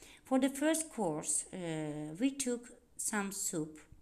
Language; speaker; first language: English; non-native, fluent; Azerbaijani